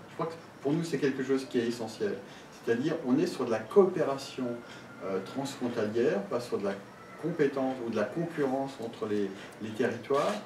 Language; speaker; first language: French; native; French